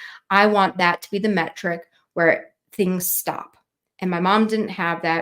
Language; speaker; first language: English; native; English